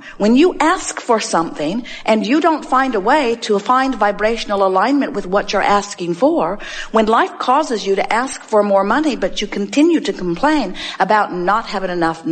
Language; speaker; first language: English; native; English